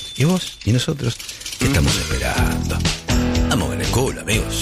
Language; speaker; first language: Spanish; native; Spanish